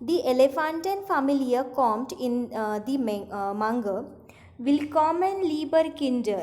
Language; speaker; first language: German; non-native, fluent; Marathi